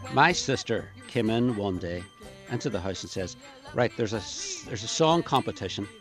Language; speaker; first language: English; native; English